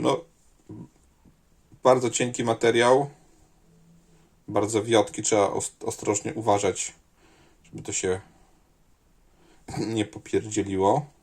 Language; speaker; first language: Polish; native; Polish